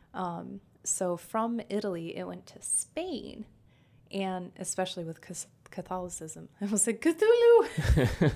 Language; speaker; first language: English; native; English